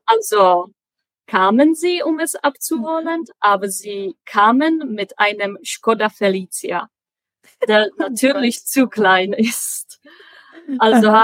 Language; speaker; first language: German; non-native, learner; Czech